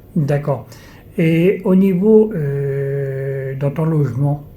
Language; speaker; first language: French; native; French